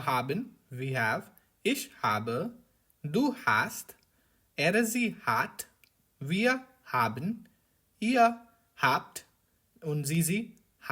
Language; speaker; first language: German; non-native, learner; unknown